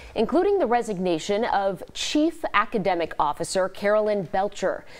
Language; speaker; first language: English; native; English